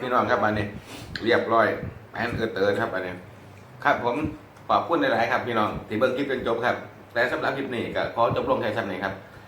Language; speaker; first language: Thai; native; Thai